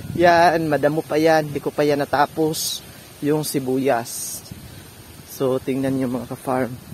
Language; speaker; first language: Filipino; non-native, local second language; Cebuano